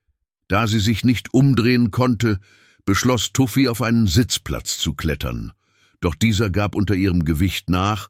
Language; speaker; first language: German; native; German